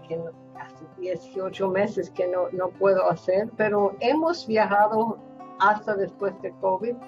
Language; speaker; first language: Spanish; non-native, fluent; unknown